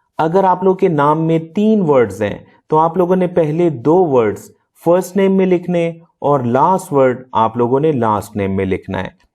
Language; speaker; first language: Urdu; non-native, local second language; Punjabi